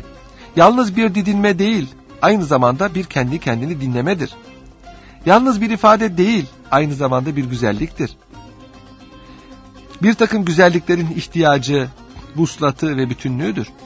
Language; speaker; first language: Turkish; native; Turkish